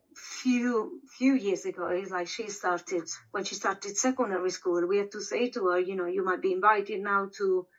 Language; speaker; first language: English; non-native, fluent; Italian